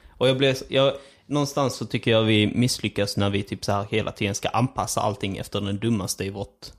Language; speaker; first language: Swedish; early bilingual, other home language; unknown